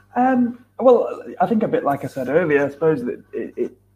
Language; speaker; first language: English; native; English